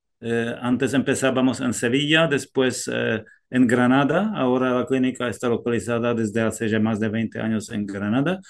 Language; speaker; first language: Spanish; non-native, fluent; Czech